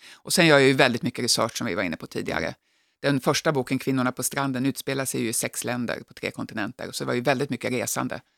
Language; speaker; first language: Swedish; native; Swedish